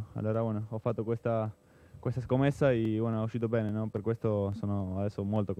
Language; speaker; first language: Italian; non-native, fluent; Spanish